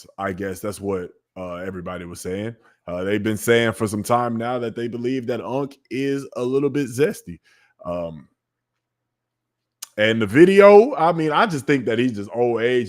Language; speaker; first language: English; native; English